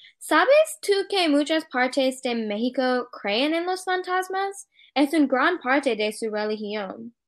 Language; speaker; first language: Spanish; non-native, learner; English